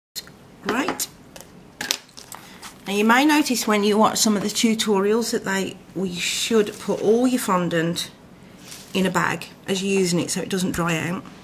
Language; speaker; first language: English; native; English